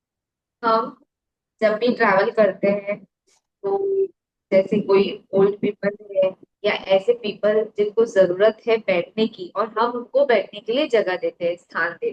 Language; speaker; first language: Hindi; native; Hindi